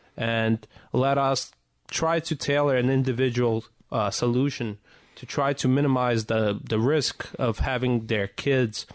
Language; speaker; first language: English; early bilingual, other home language; Russian